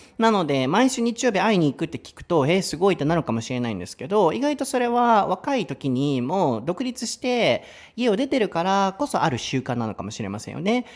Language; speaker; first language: Japanese; native; Japanese